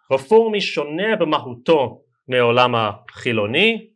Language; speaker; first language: Hebrew; non-native, fluent; English